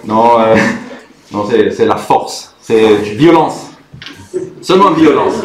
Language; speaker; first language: French; non-native, fluent; Swedish